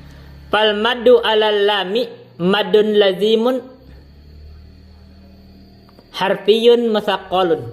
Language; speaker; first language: Arabic; non-native, fluent; Indonesian